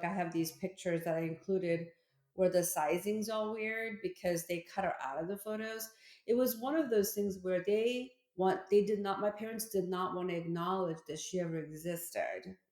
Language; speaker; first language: English; early bilingual, other home language; Korean